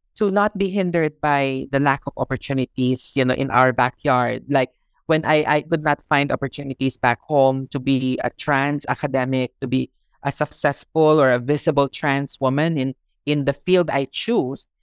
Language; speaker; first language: English; non-native, local second language; Filipino